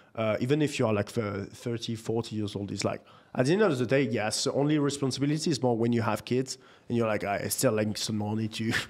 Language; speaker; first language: English; non-native, fluent; French